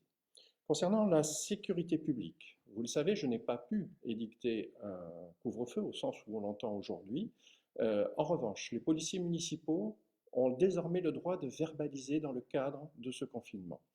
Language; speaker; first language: French; native; French